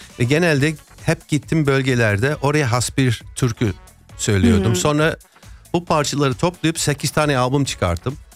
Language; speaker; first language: Turkish; non-native, fluent; English